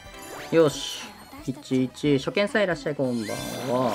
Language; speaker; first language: Japanese; native; Japanese